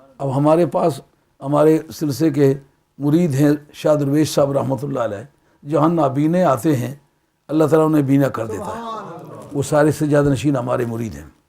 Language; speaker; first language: Urdu; non-native, local second language; Punjabi